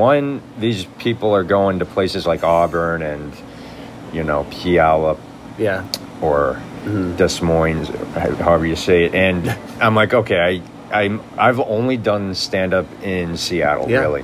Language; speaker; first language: English; native; English